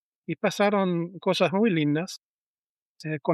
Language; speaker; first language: Spanish; non-native, learner; German